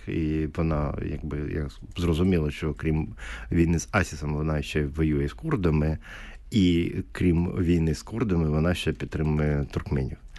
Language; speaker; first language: Ukrainian; native; Ukrainian